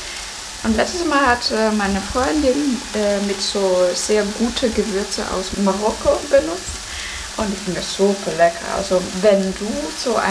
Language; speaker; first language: German; non-native, learner; Cantonese